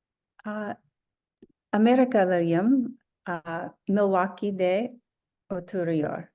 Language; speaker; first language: Turkish; non-native, learner; English